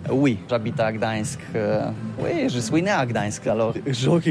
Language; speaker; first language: French; non-native, learner; Polish